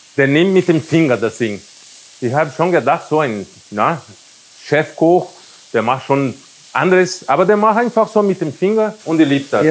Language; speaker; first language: German; non-native, fluent; Portuguese